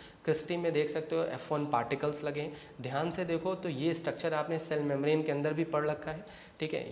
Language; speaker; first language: Hindi; native; Hindi